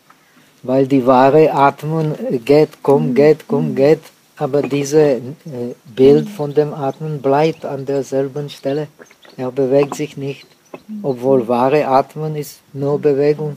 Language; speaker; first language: German; non-native, fluent; Czech